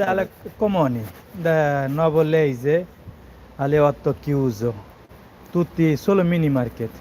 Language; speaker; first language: Italian; non-native, learner; Bangla